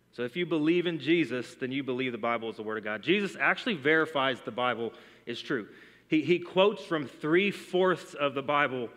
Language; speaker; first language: English; native; English